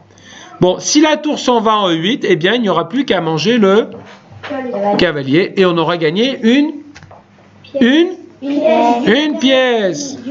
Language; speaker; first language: French; native; French